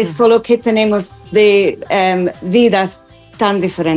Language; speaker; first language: Spanish; non-native, fluent; English